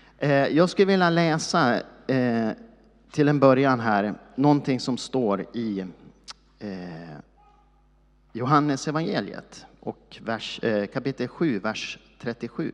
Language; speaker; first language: Swedish; native; Swedish